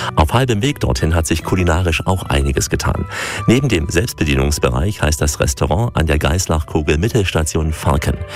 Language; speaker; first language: German; native; German